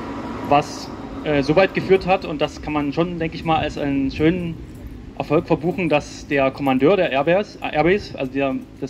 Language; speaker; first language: German; native; German